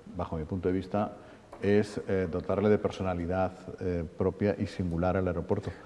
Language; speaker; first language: Spanish; native; Spanish